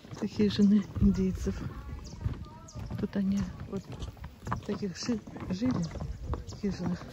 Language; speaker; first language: Russian; native; Russian